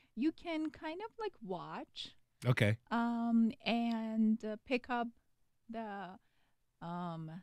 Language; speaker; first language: English; non-native, fluent; Persian